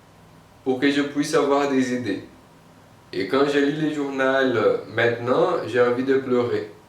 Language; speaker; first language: French; non-native, fluent; Portuguese